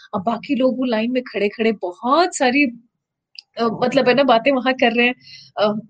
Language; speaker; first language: Hindi; native; Hindi